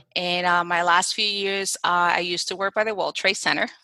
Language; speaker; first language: English; non-native, fluent; Spanish